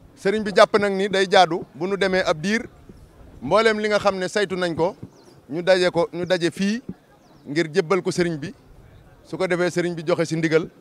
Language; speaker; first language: Wolof; native; Wolof